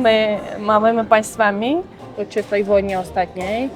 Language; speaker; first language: Polish; non-native, fluent; Armenian